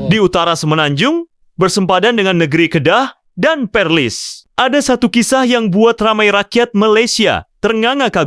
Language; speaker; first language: Malay; native; Malay